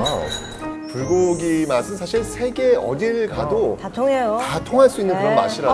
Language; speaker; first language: Korean; native; Korean